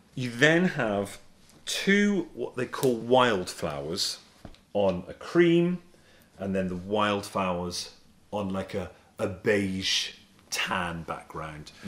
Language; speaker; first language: English; native; English